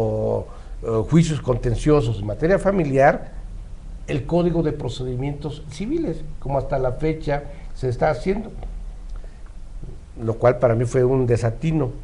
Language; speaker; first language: Spanish; native; Spanish